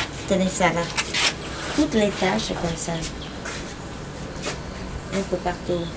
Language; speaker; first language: French; non-native, fluent; Vietnamese